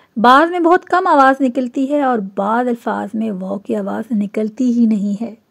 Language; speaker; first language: Urdu; native; Urdu